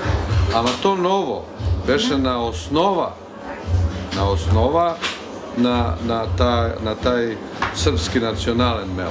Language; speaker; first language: Bulgarian; non-native, learner; Serbian